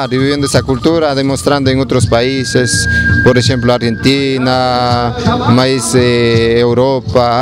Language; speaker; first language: Portuguese; non-native, learner; Spanish